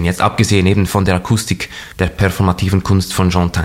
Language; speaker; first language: German; native; German